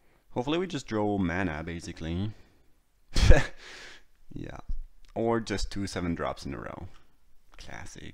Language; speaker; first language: English; non-native, fluent; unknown